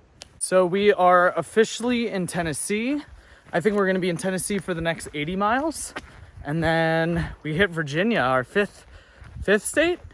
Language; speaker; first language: English; native; English